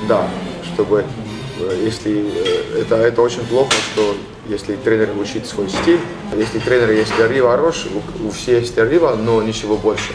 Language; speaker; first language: Russian; non-native, learner; Estonian